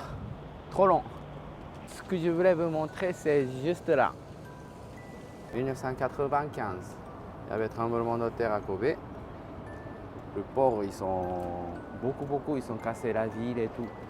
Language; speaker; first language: French; non-native, fluent; Japanese